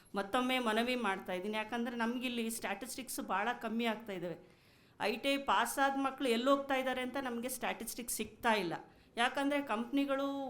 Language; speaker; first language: Kannada; native; Kannada